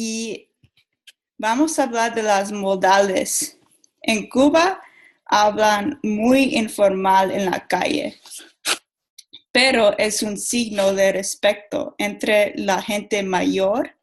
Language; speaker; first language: Spanish; non-native, learner; English